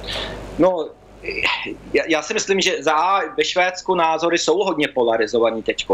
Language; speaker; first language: Czech; early bilingual, heritage; Czech